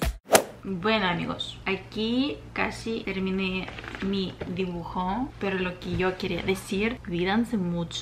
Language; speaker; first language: Spanish; non-native, fluent; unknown